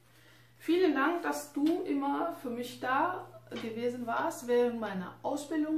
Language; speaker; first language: German; non-native, fluent; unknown